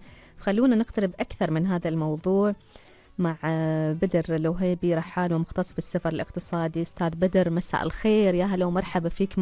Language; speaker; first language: Arabic; native; Arabic